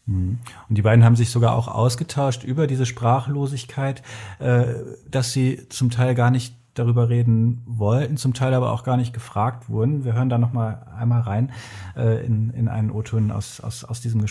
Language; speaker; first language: German; native; German